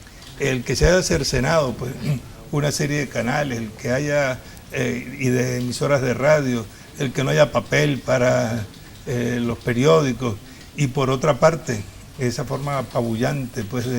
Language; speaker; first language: Spanish; native; Spanish